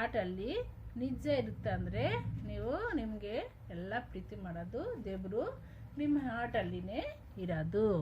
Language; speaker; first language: Kannada; non-native, local second language; Hindi